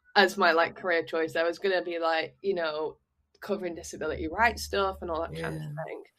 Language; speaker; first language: English; native; English